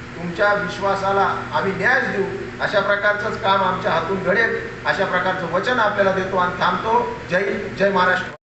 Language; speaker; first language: Marathi; native; Marathi